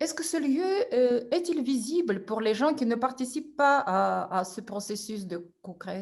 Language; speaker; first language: French; non-native, fluent; Russian